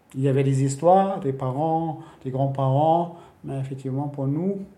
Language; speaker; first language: French; non-native, fluent; German